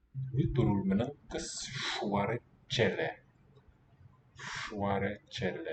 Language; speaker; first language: Romanian; non-native, learner; English